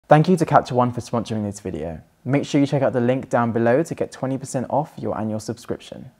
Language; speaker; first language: English; native; English